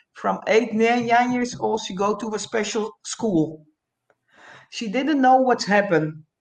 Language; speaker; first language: English; non-native, learner; Dutch